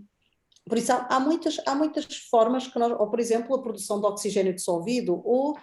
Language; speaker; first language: Portuguese; native; Portuguese